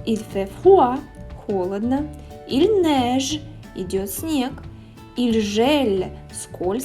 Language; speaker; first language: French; non-native, fluent; Russian